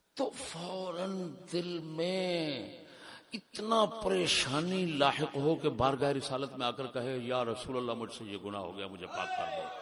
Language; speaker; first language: Urdu; non-native, local second language; Punjabi